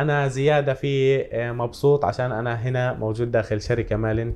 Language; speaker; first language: Arabic; native; Arabic